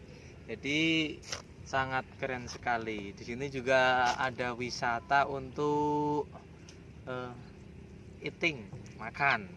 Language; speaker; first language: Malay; non-native, local second language; Javanese